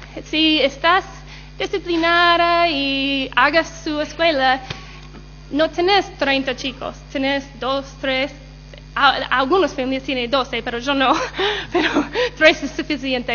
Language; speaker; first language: Spanish; non-native, learner; English